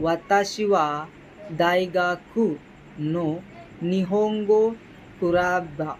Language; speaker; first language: Japanese; non-native, learner; Telugu